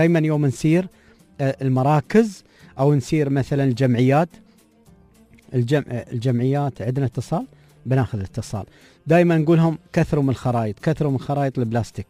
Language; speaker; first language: Arabic; native; Arabic